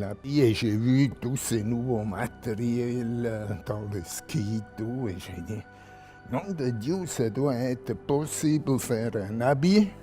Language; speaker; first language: French; non-native, local second language; German